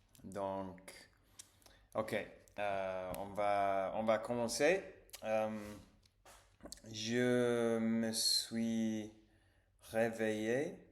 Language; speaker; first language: French; non-native, learner; English